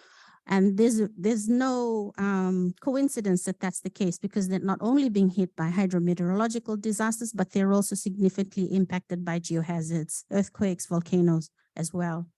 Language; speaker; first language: English; non-native, local second language; Fijian